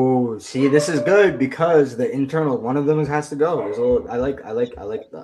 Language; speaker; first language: English; native; English